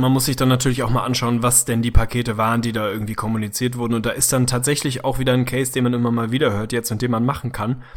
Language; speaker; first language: German; native; German